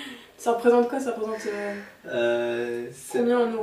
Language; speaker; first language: French; native; French